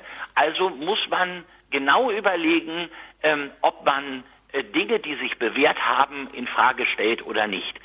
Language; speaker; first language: German; native; German